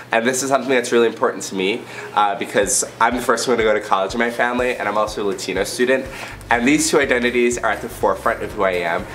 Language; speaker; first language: English; native; English